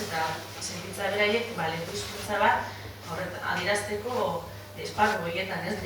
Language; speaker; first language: Basque; non-native, local second language; Spanish